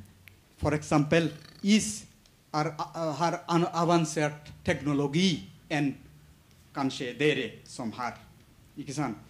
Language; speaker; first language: Norwegian; non-native, learner; Bangla